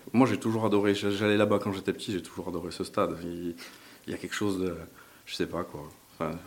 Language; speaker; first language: French; native; French